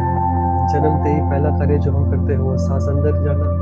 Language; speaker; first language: Hindi; native; Hindi